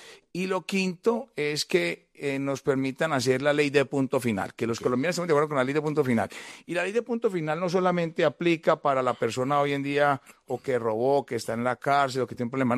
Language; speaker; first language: Spanish; native; Spanish